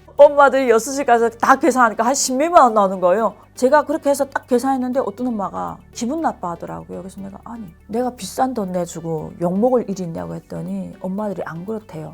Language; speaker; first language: Korean; native; Korean